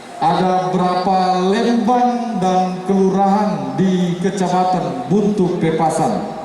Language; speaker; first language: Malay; non-native, local second language; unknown